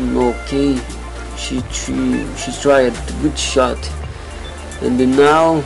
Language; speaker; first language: English; non-native, learner; Portuguese